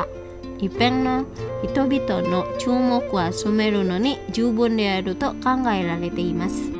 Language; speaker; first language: Japanese; non-native, fluent; Indonesian